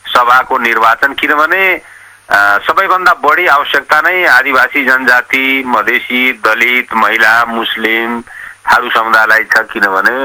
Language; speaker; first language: Nepali; non-native, local second language; Awadhi